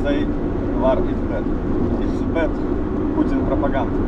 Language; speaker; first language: English; non-native, learner; Russian